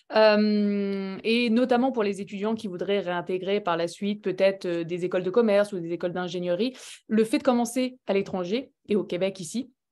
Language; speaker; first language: French; native; French